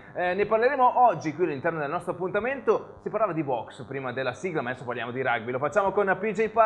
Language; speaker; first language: Italian; native; Italian